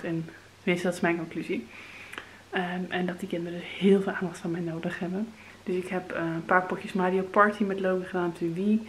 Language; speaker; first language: Dutch; native; Dutch